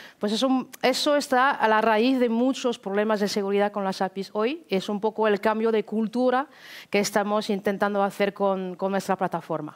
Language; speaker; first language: Spanish; non-native, fluent; French